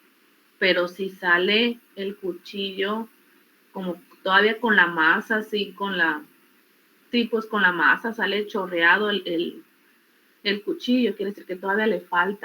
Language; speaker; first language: Spanish; native; Spanish